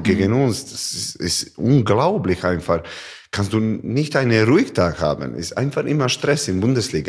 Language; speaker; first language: German; non-native, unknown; Serbian